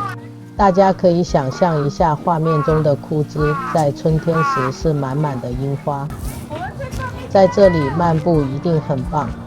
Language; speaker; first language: Chinese; native; Chinese